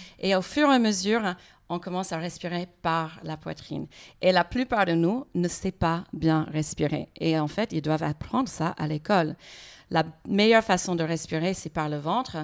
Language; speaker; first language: French; non-native, fluent; English